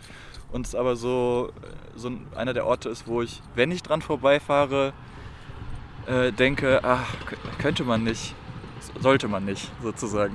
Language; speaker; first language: German; native; German